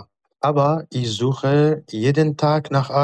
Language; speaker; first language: German; non-native, learner; Arabic